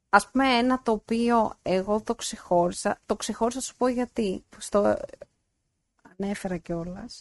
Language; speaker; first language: Greek; native; Greek